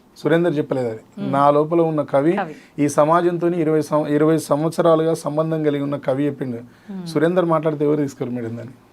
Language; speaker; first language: Telugu; native; Telugu